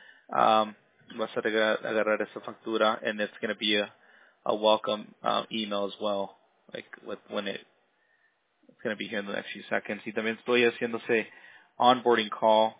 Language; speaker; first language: English; early bilingual, other home language; Spanish